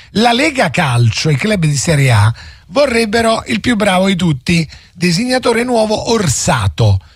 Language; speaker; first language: Italian; native; Italian